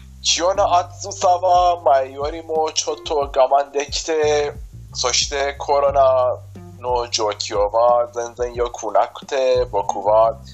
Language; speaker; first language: Japanese; non-native, fluent; Persian